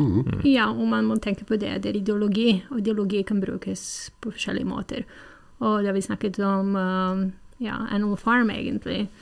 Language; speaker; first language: Norwegian; non-native, fluent; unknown